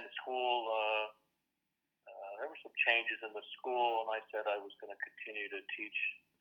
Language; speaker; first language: English; native; English